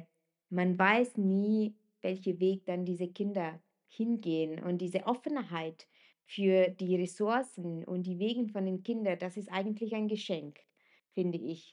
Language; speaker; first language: German; non-native, fluent; Italian